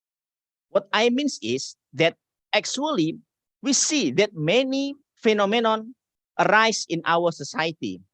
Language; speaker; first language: English; non-native, learner; Indonesian